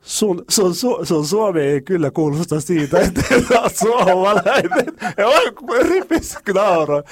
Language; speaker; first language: Finnish; non-native, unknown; Arabic